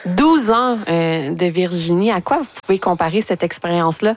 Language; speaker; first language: French; native; French